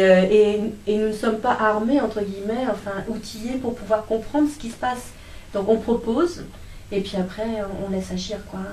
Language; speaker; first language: French; native; French